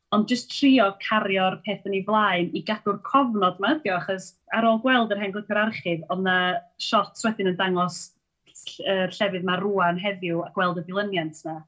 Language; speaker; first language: Welsh; native; Welsh